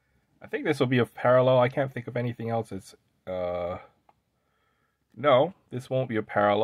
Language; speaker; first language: English; native; English